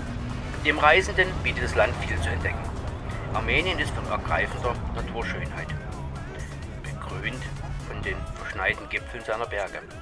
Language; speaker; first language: German; native; German